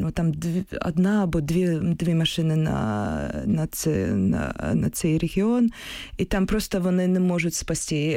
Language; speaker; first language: Ukrainian; non-native, local second language; Russian